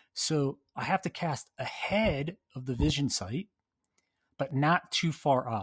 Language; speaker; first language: English; native; English